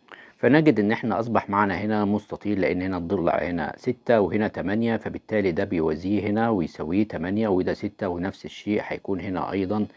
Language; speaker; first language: Arabic; native; Arabic